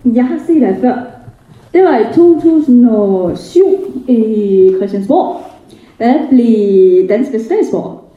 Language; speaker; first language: Danish; non-native, fluent; Wu Chinese